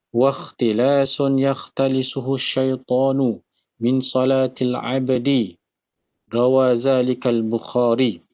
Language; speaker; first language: Arabic; non-native, fluent; Malay